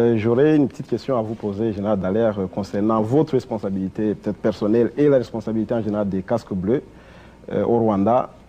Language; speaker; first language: French; non-native, local second language; Kinyarwanda